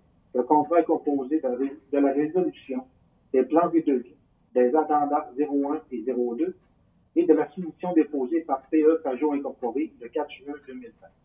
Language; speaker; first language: French; native; French